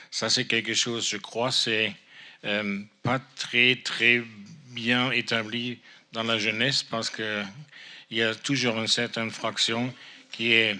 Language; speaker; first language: French; non-native, fluent; German